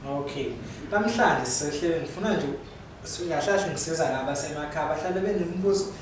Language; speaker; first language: Zulu; native; Zulu